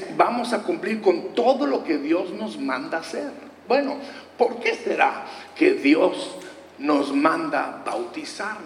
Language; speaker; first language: Spanish; native; Spanish